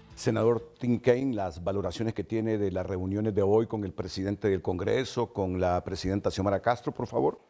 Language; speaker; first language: Spanish; native; Spanish